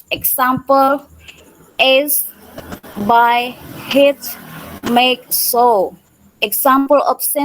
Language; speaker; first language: English; non-native, learner; Indonesian